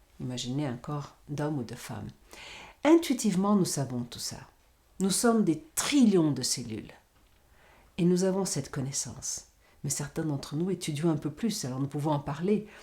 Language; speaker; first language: French; non-native, fluent; Portuguese